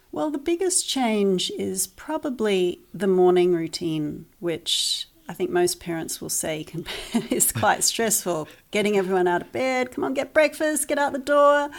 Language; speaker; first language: English; native; English